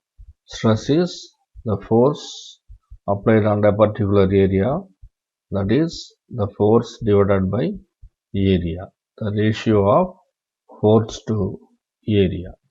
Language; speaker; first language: English; non-native, local second language; Tamil